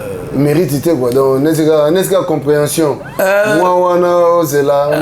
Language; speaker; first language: French; non-native, local second language; Lingala